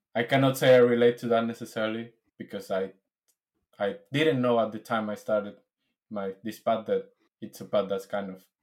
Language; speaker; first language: English; non-native, fluent; Spanish